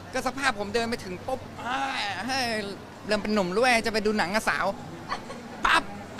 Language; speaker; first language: Thai; native; Thai